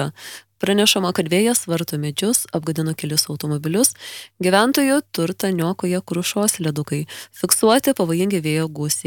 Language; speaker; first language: Lithuanian; native; Lithuanian